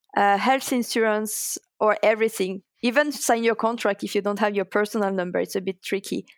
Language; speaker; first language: English; non-native, fluent; French